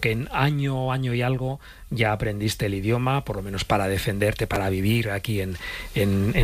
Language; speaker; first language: Spanish; native; Spanish